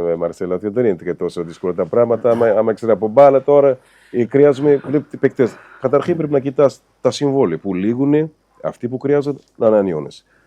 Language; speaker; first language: Greek; non-native, fluent; Kabuverdianu